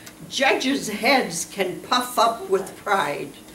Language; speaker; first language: English; early bilingual, other home language; Ukrainian